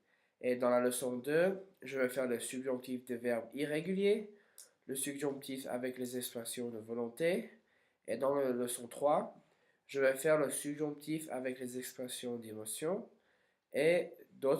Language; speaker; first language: French; non-native, learner; English